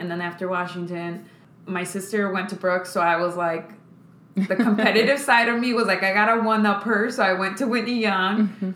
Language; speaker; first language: English; early bilingual, other home language; Spanish